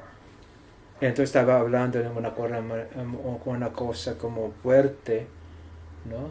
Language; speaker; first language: Spanish; non-native, learner; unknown